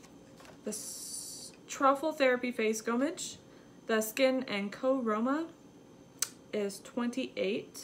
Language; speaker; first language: English; native; English